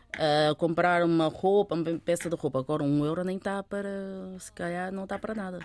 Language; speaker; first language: Portuguese; early bilingual, other home language; Chinese